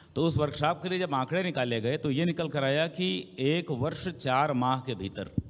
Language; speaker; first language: Hindi; native; Hindi